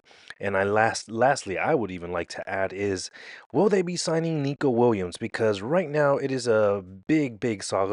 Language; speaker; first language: English; native; English